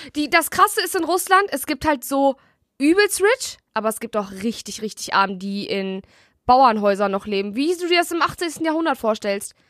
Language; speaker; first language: German; early bilingual, other home language; Russian